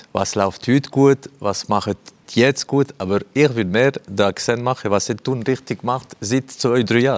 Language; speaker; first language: German; non-native, fluent; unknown